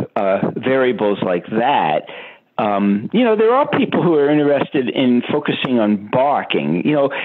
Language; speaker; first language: English; native; English